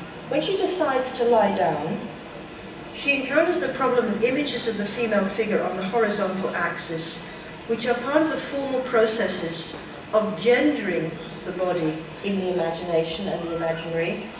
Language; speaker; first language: English; native; English